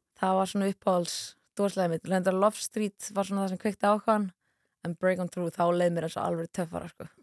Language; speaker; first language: Icelandic; native; Icelandic